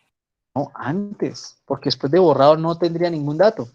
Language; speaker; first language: Spanish; native; Spanish